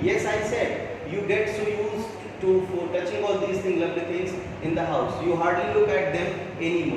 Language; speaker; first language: English; non-native, local second language; Hindi